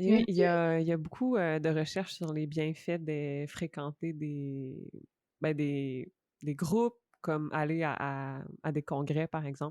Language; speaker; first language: French; native; French